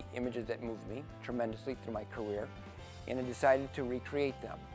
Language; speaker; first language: English; native; English